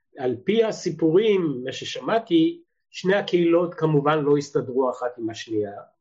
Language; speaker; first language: Hebrew; early bilingual, other home language; Serbian